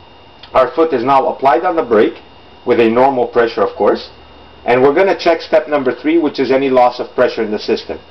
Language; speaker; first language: English; non-native, local second language; French